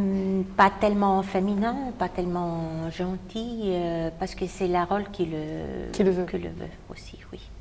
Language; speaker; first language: French; non-native, fluent; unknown